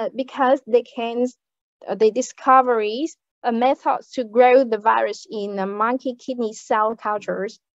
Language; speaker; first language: English; non-native, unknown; Vietnamese